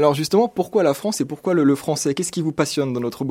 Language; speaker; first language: French; native; French